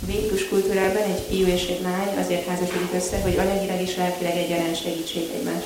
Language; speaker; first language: Hungarian; native; Hungarian